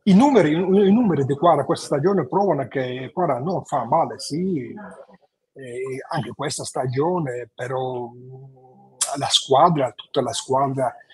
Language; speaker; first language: Italian; non-native, fluent; Georgian